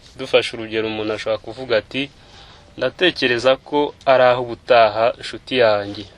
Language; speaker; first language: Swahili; non-native, local second language; Kinyarwanda